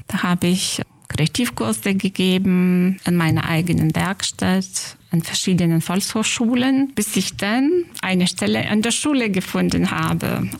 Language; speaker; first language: German; non-native, fluent; Lithuanian